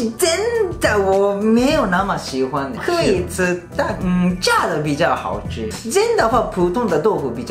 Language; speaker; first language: Chinese; non-native, fluent; Japanese